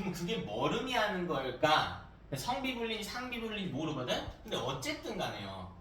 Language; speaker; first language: Korean; native; Korean